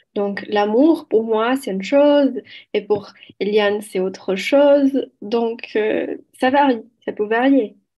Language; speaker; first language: French; non-native, learner; Portuguese